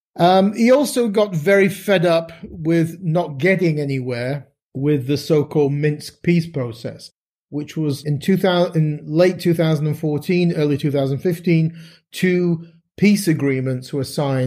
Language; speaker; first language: English; native; English